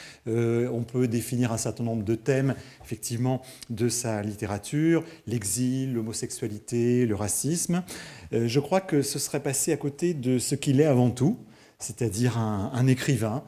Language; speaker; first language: French; native; French